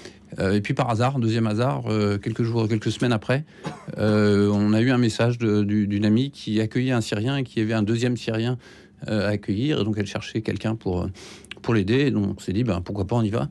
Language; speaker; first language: French; native; French